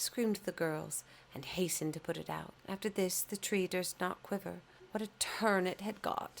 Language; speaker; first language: English; native; English